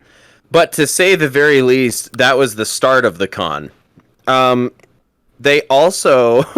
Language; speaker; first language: English; native; English